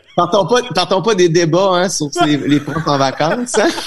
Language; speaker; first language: French; native; French